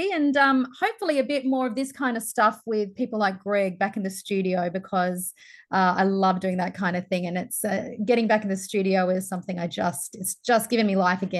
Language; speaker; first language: English; native; English